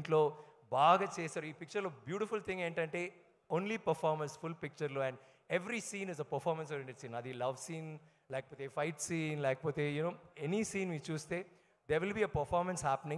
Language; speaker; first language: Telugu; non-native, learner; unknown